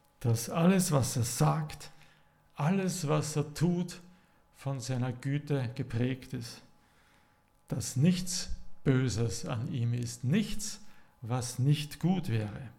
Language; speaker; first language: German; native; German